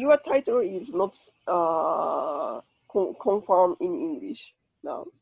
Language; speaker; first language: English; non-native, learner; Japanese